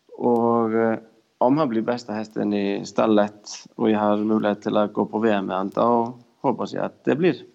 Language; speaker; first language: Swedish; non-native, fluent; Icelandic